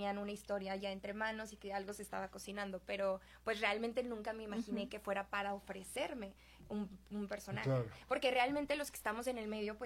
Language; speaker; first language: Spanish; native; Spanish